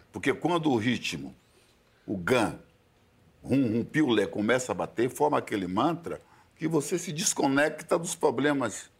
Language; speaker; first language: Portuguese; native; Portuguese